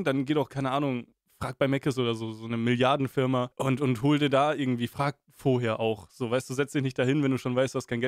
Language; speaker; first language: German; native; German